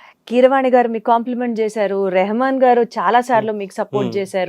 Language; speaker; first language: Telugu; native; Telugu